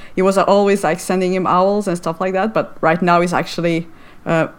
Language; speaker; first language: English; non-native, fluent; French